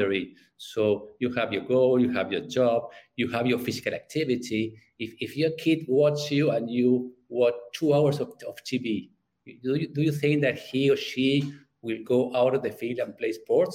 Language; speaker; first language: English; non-native, fluent; Spanish